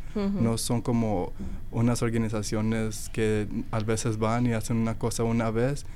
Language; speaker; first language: Spanish; early bilingual, heritage; Spanish